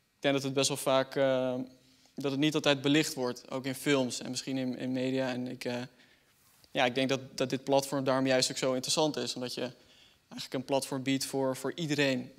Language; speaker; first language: Dutch; native; Dutch